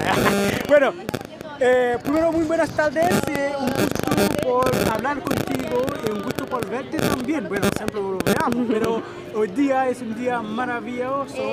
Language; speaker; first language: Spanish; non-native, learner; Haitian Creole